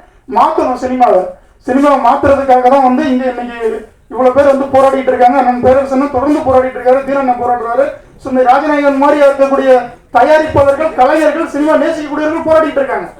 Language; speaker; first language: Tamil; native; Tamil